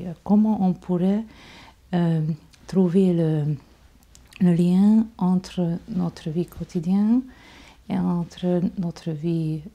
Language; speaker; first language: French; non-native, fluent; Hungarian